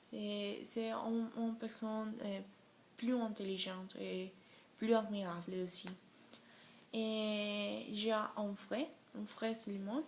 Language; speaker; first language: French; non-native, learner; Spanish